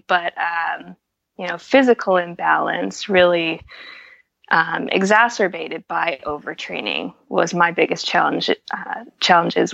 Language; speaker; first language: English; native; English